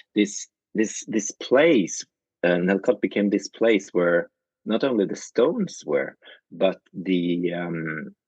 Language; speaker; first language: English; non-native, fluent; Norwegian